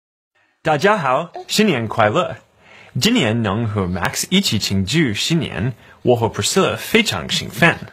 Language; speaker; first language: Chinese; non-native, learner; English